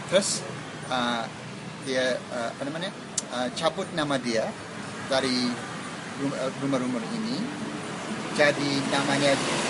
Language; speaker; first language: Indonesian; non-native, learner; English